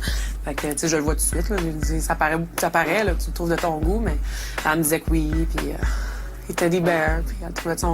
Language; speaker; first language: French; native; French